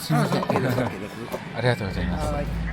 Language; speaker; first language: Japanese; non-native, fluent; Korean